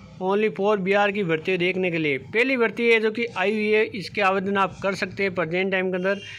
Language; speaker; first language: Hindi; native; Hindi